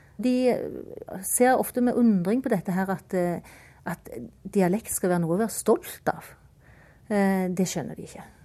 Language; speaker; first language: Norwegian; native; Norwegian